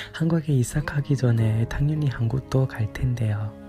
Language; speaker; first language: Korean; non-native, learner; English